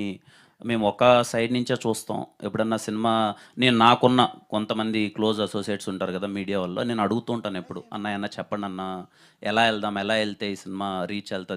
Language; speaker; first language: Telugu; native; Telugu